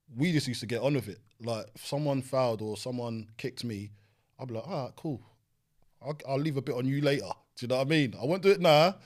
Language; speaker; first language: English; native; English